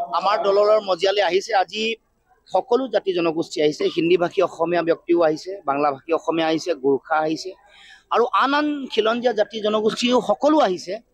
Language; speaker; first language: Assamese; native; Assamese